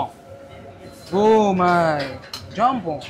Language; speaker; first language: Filipino; native; Filipino